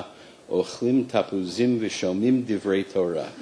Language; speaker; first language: Hebrew; non-native, fluent; English